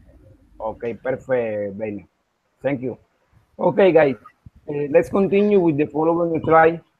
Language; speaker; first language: English; non-native, learner; Spanish